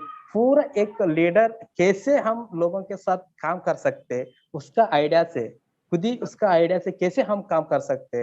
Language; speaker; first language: Hindi; non-native, learner; Kannada